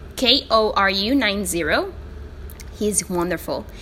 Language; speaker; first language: English; non-native, fluent; Spanish